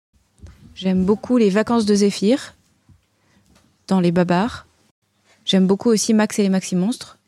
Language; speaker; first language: French; native; French